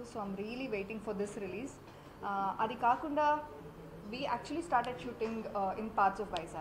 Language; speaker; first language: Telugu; non-native, learner; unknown